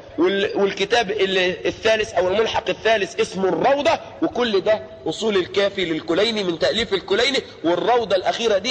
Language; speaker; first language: Arabic; native; Arabic